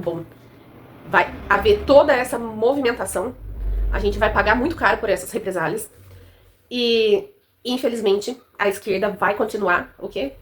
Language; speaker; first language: Portuguese; native; Portuguese